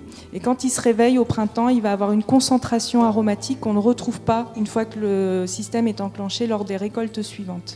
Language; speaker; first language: French; native; French